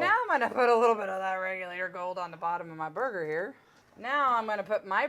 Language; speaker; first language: English; native; English